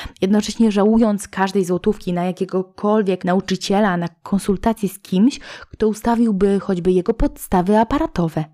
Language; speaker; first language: Polish; native; Polish